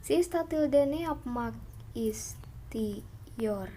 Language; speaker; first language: Turkish; non-native, fluent; Indonesian